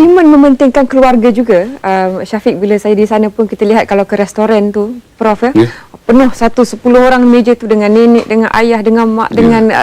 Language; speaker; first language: Malay; native; Malay